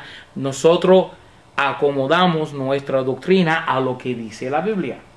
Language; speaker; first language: Spanish; non-native, fluent; English